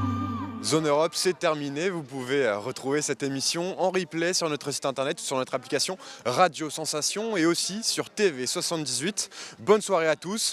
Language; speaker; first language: French; native; French